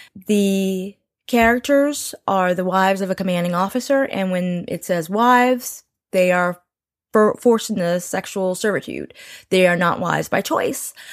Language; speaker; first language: English; early bilingual, other home language; Yoruba